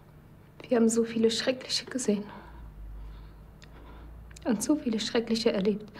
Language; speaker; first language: German; non-native, learner; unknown